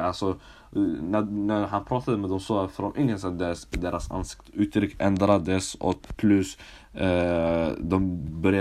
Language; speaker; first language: Swedish; early bilingual, other home language; Somali